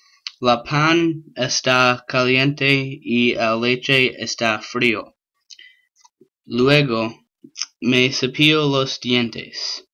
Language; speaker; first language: Spanish; non-native, learner; English